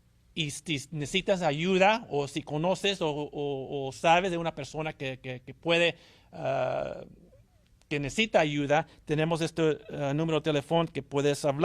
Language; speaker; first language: Spanish; early bilingual, heritage; English